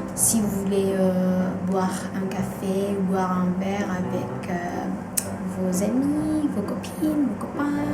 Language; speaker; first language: French; non-native, fluent; Indonesian